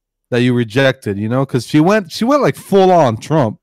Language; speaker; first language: English; non-native, local second language; Spanish